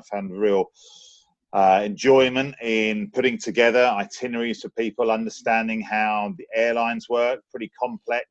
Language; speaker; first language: English; native; English